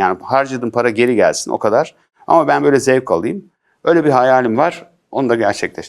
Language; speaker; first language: Turkish; early bilingual, heritage; Turkish